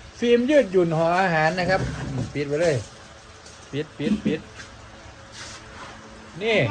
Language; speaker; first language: Thai; non-native, local second language; Northeastern Thai